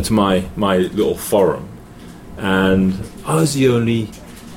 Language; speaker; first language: English; native; English